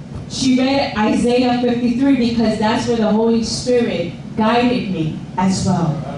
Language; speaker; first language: English; early bilingual, other home language; Spanish